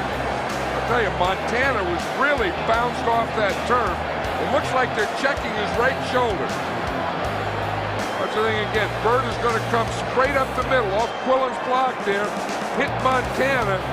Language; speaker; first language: English; native; English